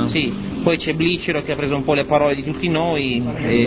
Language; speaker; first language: Italian; native; Italian